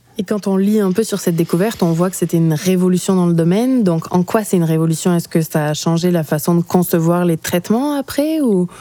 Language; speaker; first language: French; native; French